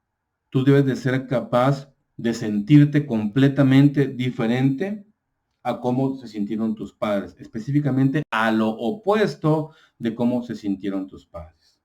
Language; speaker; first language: Spanish; native; Spanish